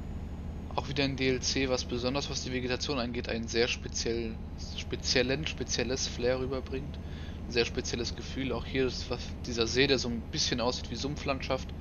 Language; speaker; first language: German; native; German